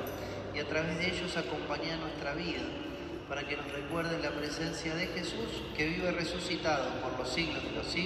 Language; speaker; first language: Spanish; native; Spanish